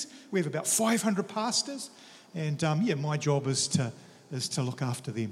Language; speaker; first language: English; native; English